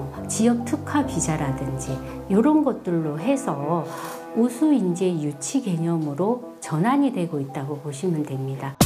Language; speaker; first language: Korean; native; Korean